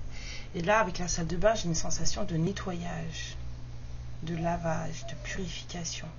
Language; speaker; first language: French; native; French